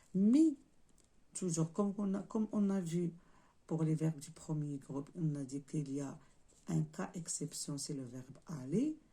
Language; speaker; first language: French; non-native, local second language; Arabic